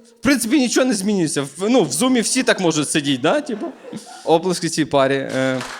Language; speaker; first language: Ukrainian; native; Ukrainian